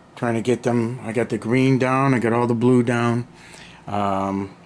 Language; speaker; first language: English; native; English